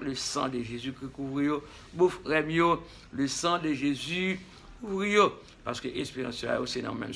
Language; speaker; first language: French; non-native, local second language; Haitian Creole